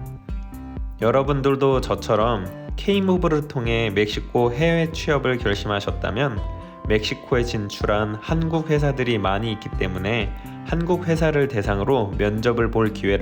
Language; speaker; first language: Korean; native; Korean